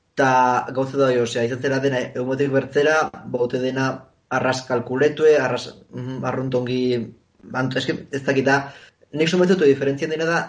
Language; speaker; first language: Basque; non-native, local second language; Spanish